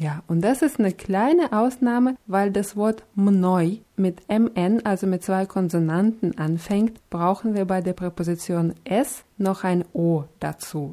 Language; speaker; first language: German; non-native, fluent; Russian